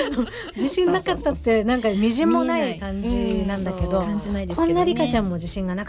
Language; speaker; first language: Japanese; native; Japanese